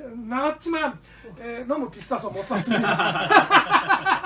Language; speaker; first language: Korean; non-native, learner; Japanese